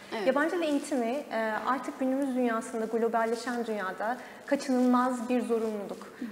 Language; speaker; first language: Turkish; native; Turkish